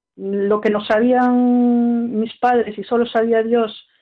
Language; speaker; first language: Spanish; early bilingual, heritage; French